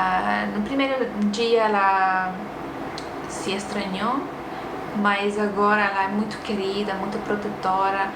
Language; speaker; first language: Portuguese; non-native, fluent; Estonian